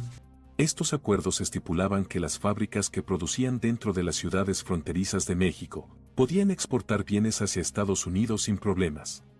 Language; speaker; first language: Spanish; native; Spanish